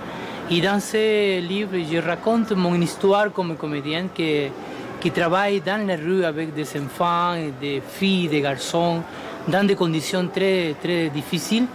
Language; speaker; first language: French; non-native, fluent; Spanish